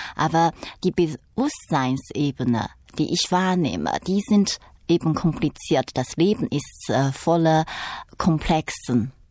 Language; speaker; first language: German; non-native, fluent; Chinese